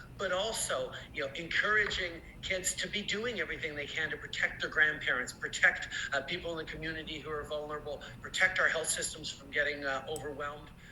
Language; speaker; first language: English; early bilingual, other home language; French